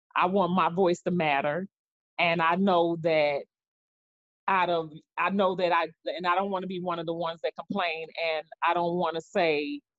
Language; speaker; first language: English; native; English